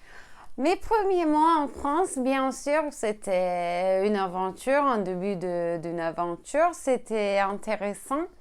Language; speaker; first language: French; non-native, learner; Turkish